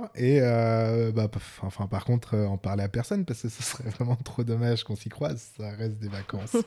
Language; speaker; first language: French; native; French